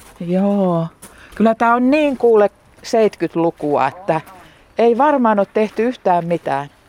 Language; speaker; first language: Finnish; native; Finnish